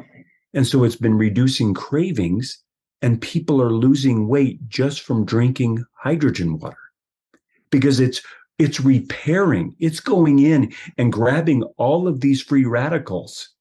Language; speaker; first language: English; native; English